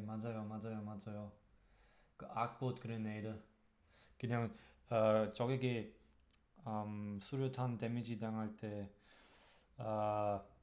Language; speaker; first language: Korean; non-native, learner; German